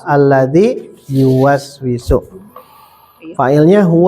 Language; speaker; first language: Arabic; non-native, fluent; Indonesian